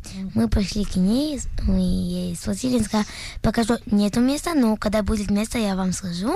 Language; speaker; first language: Russian; early bilingual, other home language; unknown